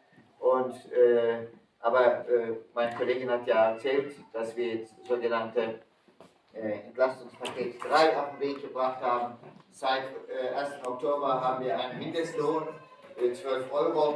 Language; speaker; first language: German; early bilingual, other home language; Turkish